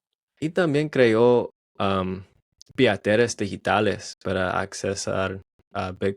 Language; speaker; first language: Spanish; non-native, learner; English